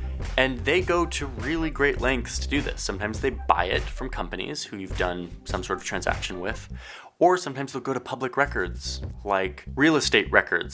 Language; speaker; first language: English; native; English